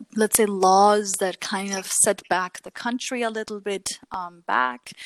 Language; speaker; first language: English; early bilingual, other home language; Kurdish